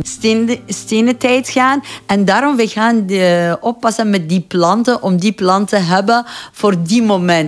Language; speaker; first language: Dutch; non-native, fluent; Persian